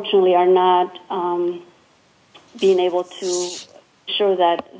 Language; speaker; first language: English; non-native, fluent; Spanish